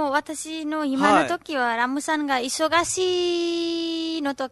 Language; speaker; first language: Japanese; non-native, learner; Nepali